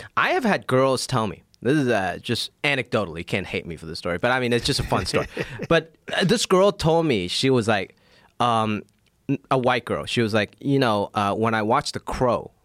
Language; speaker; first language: English; non-native, local second language; Cantonese